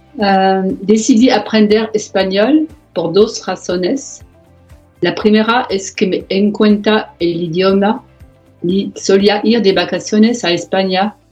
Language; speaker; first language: Spanish; non-native, learner; French